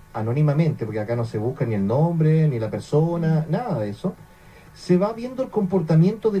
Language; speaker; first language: Spanish; native; Spanish